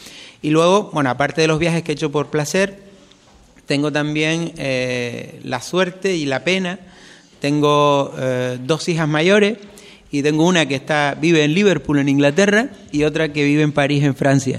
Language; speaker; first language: Spanish; native; Spanish